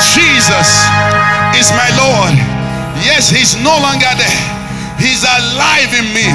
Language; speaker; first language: English; non-native, local second language; Igbo